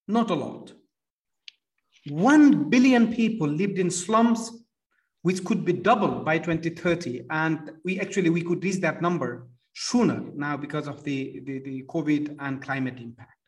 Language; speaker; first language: English; non-native, local second language; Nepali